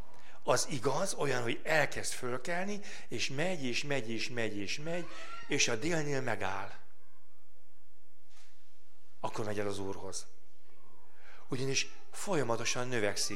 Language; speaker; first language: Hungarian; native; Hungarian